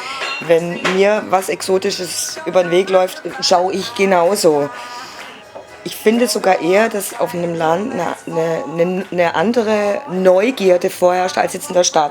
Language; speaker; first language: German; native; German